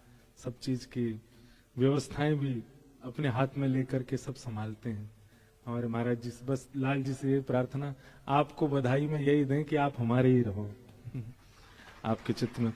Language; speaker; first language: Hindi; native; Hindi